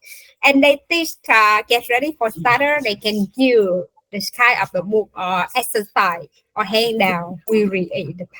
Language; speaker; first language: English; non-native, fluent; Vietnamese